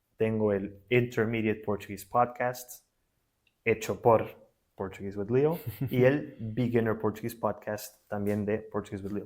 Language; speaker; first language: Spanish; non-native, fluent; Portuguese